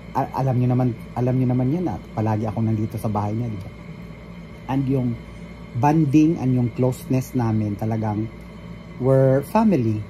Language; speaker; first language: Filipino; native; Filipino